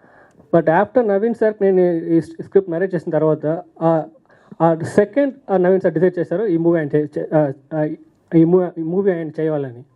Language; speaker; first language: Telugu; non-native, learner; Tamil